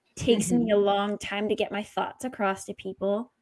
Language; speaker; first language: English; native; English